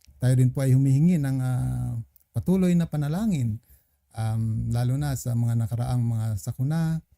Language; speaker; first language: Filipino; native; Filipino